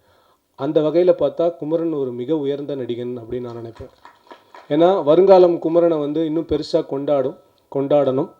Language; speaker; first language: Tamil; native; Tamil